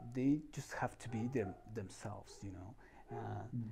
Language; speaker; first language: English; non-native, fluent; Spanish